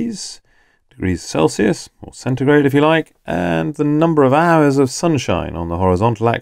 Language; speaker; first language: English; native; English